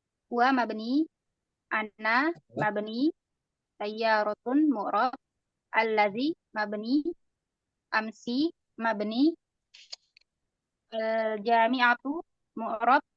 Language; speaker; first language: Arabic; non-native, learner; Indonesian